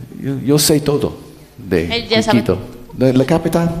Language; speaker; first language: Spanish; non-native, learner; English